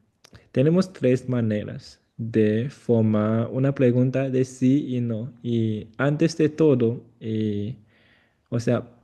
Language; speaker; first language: Spanish; non-native, fluent; Chinese